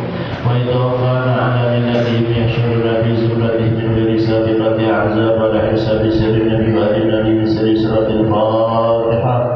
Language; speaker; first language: Arabic; non-native, fluent; Banjar